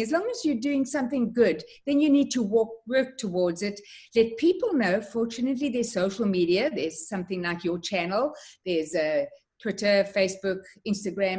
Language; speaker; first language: English; native; English